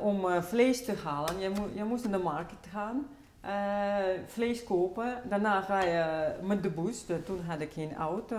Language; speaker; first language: Dutch; non-native, fluent; Russian